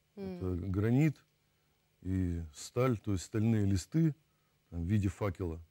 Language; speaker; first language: Russian; native; Russian